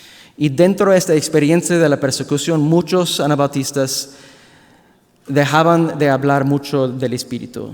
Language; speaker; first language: Spanish; non-native, fluent; English